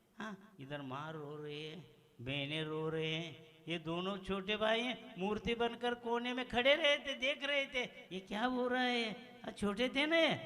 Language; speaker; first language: Hindi; non-native, local second language; Kannada